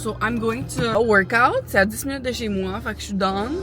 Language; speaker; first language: French; native; French